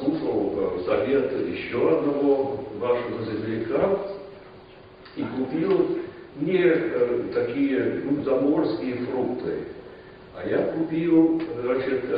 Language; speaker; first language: Russian; non-native, fluent; English